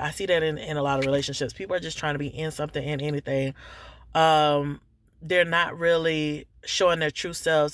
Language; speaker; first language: English; native; English